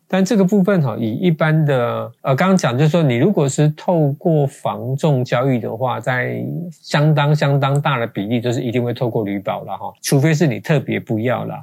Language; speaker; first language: Chinese; native; Chinese